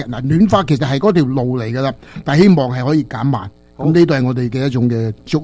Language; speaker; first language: Chinese; native; Chinese